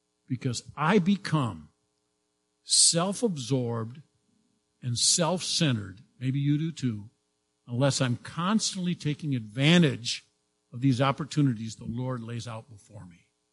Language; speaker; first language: English; native; English